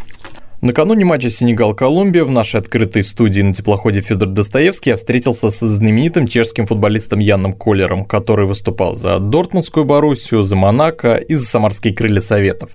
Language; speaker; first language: Russian; native; Russian